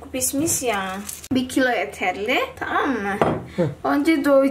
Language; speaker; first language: Turkish; non-native, learner; Indonesian